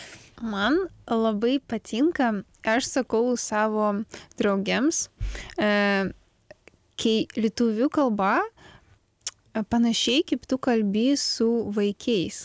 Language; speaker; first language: Lithuanian; non-native, learner; Ukrainian